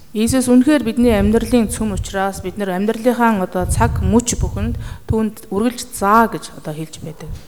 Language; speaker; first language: Mongolian; native; Mongolian